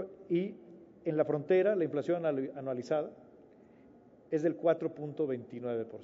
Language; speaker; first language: Spanish; native; Spanish